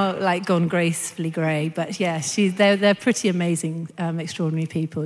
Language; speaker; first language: English; native; English